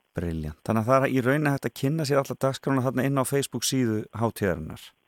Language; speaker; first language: Icelandic; native; Icelandic